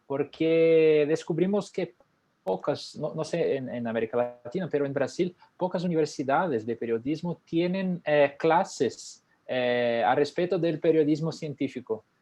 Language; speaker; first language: Spanish; non-native, fluent; Portuguese